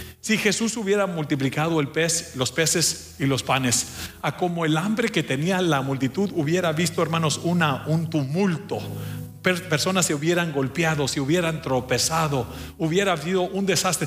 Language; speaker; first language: Spanish; early bilingual, heritage; Spanish